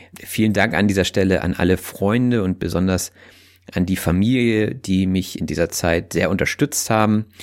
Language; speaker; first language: German; native; German